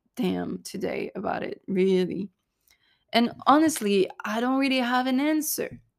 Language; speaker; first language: English; non-native, fluent; French